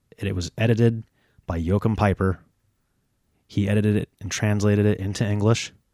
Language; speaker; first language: English; native; English